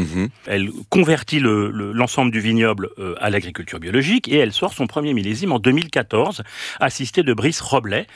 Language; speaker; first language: French; native; French